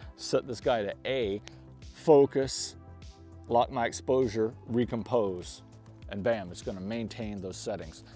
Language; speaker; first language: English; native; English